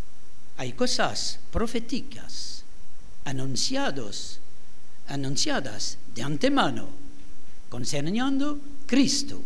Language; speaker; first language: Spanish; non-native, fluent; French